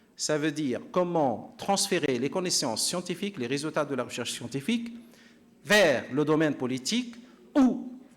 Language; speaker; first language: French; non-native, local second language; Arabic